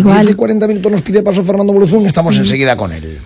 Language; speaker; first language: Spanish; native; Spanish